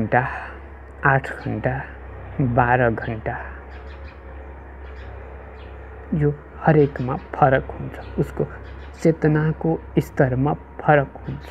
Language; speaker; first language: Nepali; native; Nepali